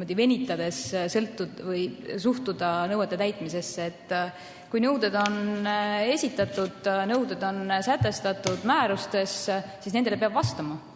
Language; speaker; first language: Estonian; native; Estonian